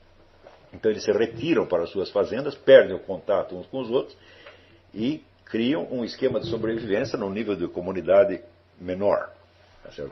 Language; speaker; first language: Portuguese; native; Portuguese